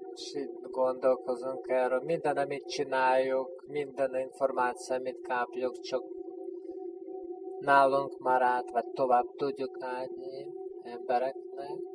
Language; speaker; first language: Hungarian; non-native, fluent; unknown